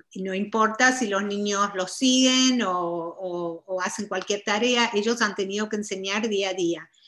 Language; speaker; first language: Spanish; native; Spanish